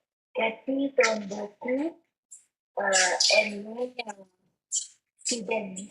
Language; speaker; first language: French; non-native, learner; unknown